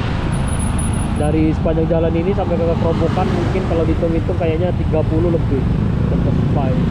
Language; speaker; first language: Indonesian; native; Indonesian